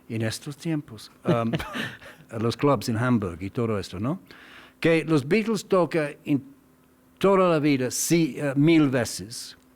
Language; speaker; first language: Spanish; non-native, learner; English